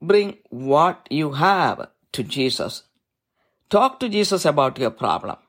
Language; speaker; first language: English; non-native, local second language; Malayalam